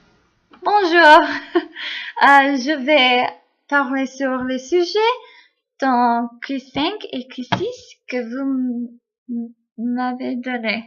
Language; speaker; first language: French; non-native, learner; English